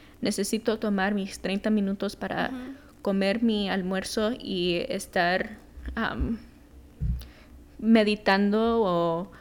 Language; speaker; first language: Spanish; early bilingual, heritage; Spanish